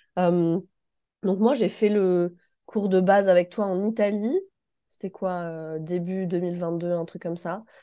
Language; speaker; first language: French; native; French